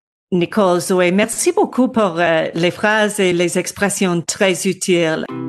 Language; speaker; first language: French; non-native, learner; English